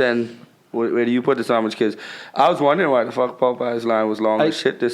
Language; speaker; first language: English; native; English